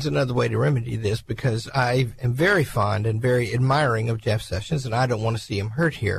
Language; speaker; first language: English; native; English